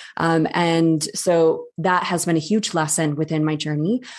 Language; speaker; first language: English; native; English